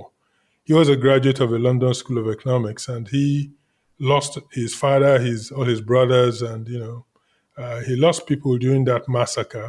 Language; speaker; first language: English; non-native, local second language; Igbo